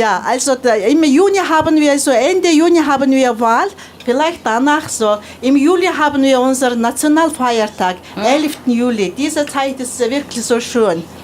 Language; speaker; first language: German; non-native, learner; Mongolian